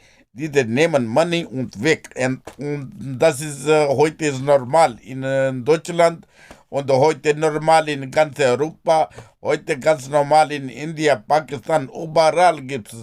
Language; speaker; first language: German; non-native, learner; Punjabi